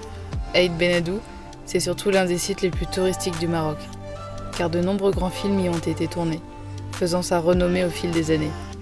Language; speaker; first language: French; native; French